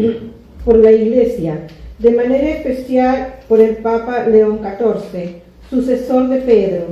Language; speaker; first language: Spanish; native; Spanish